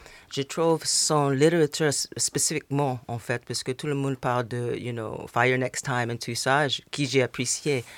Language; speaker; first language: French; non-native, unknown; English